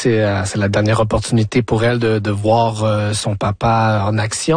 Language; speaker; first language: French; native; French